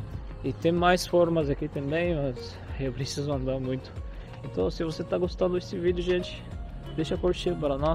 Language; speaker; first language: Portuguese; non-native, fluent; Arabic